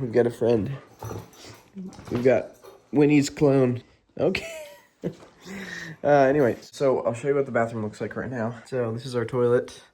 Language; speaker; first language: English; native; English